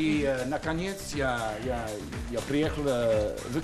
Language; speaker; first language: Russian; non-native, learner; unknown